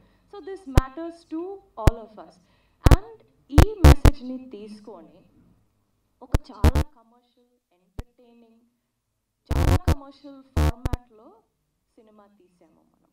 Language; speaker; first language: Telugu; non-native, learner; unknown